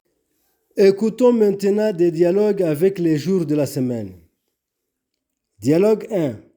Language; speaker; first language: French; non-native, local second language; Kinyarwanda